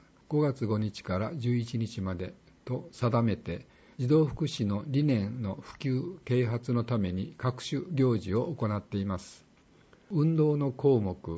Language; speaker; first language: Japanese; native; Japanese